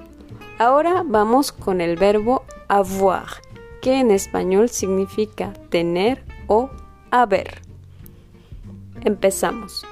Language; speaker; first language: Spanish; non-native, fluent; French